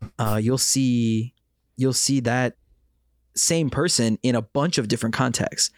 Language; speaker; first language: English; native; English